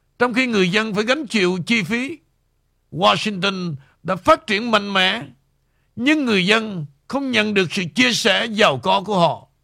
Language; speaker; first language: Vietnamese; native; Vietnamese